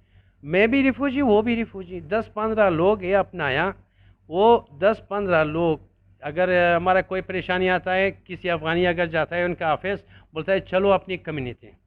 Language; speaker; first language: Hindi; non-native, learner; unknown